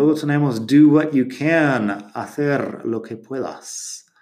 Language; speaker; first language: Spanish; non-native, fluent; English